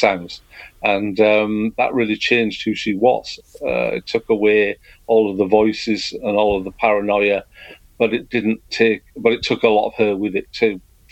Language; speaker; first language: English; native; English